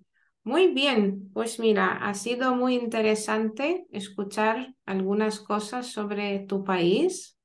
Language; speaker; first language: Spanish; non-native, fluent; Lithuanian